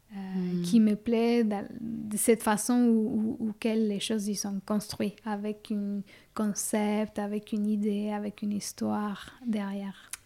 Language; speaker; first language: French; non-native, fluent; Spanish